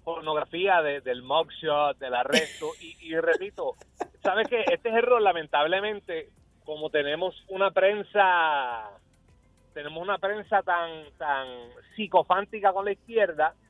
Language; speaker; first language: Spanish; early bilingual, heritage; Spanish